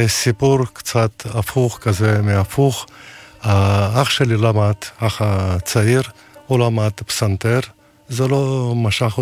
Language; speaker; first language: Hebrew; non-native, fluent; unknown